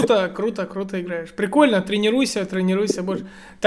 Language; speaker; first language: Russian; native; Russian